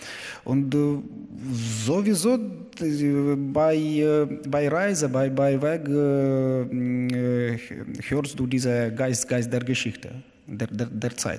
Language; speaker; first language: German; non-native, learner; Ukrainian